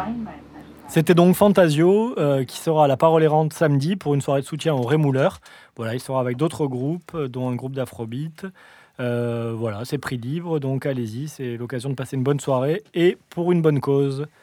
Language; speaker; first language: French; native; French